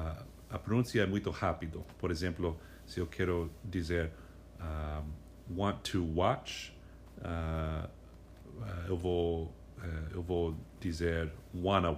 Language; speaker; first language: Portuguese; non-native, fluent; English